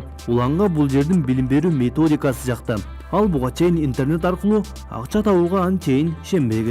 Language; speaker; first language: Kyrgyz; native; Kyrgyz